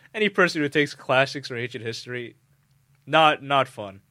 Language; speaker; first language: English; native; English